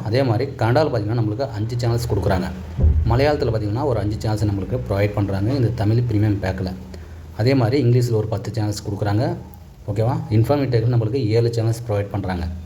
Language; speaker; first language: Tamil; non-native, local second language; Telugu